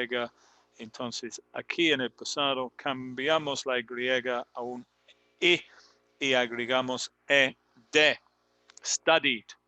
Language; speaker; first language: Spanish; non-native, fluent; English